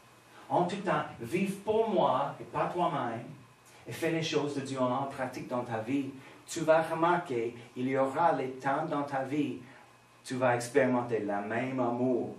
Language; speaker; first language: French; non-native, fluent; English